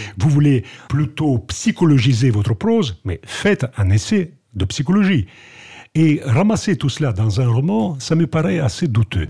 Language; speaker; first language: French; non-native, fluent; Russian